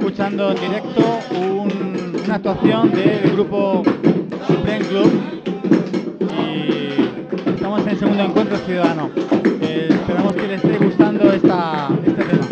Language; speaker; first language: Spanish; native; Spanish